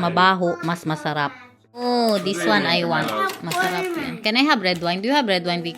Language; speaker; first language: English; non-native, local second language; Filipino